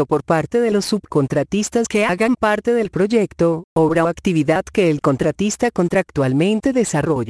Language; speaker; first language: Spanish; native; Spanish